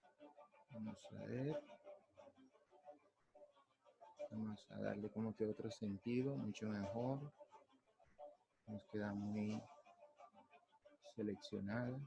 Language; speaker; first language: Spanish; native; Spanish